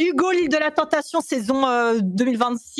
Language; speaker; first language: French; native; French